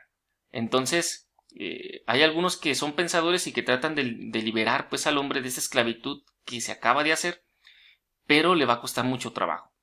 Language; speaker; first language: Spanish; native; Spanish